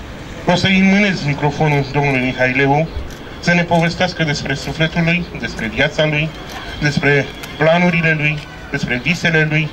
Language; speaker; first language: Romanian; native; Romanian